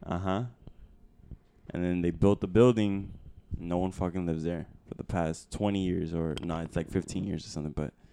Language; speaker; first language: English; early bilingual, other home language; Spanish